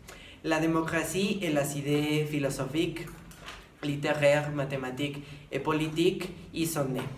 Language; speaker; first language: French; non-native, learner; Spanish